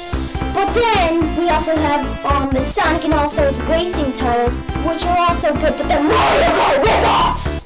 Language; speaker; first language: English; native; English